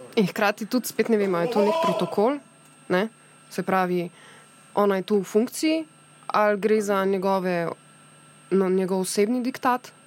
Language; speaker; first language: Slovenian; native; Slovenian